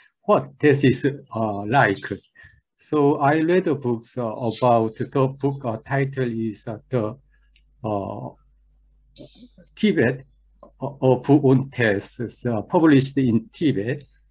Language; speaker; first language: English; non-native, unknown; Korean